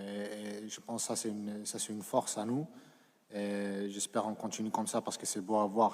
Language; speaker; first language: French; early bilingual, other home language; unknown